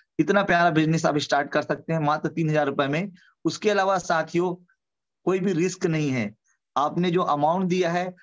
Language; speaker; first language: Hindi; native; Hindi